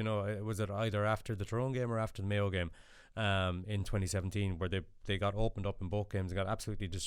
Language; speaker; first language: English; native; English